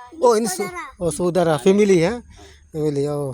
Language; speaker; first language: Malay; non-native, learner; Bangla